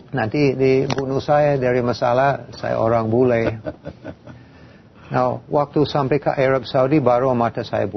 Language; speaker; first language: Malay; non-native, fluent; English